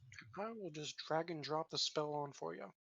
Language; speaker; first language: English; native; English